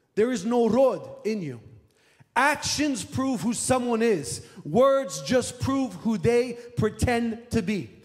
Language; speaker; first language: English; early bilingual, other home language; Romanian